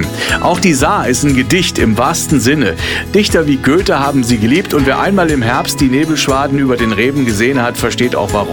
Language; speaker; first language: German; native; German